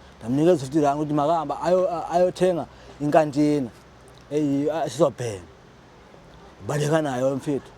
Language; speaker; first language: Zulu; non-native, local second language; Xhosa